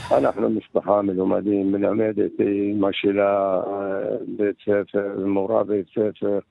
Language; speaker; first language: Hebrew; non-native, local second language; Arabic